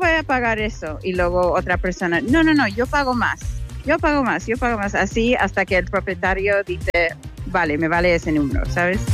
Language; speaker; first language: Spanish; non-native, fluent; English